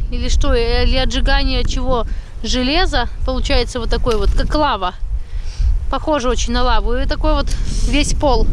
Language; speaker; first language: Russian; native; Russian